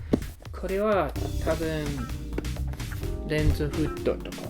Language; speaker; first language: Japanese; non-native, learner; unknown